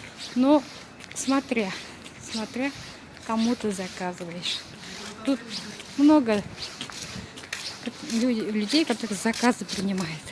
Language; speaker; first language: Russian; non-native, local second language; Kyrgyz